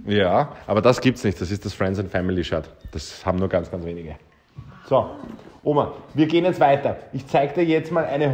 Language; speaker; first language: German; native; German